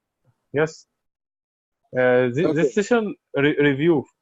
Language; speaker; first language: English; non-native, learner; Arabic